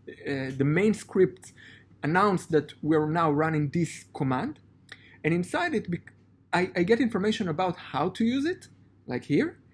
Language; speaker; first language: English; non-native, fluent; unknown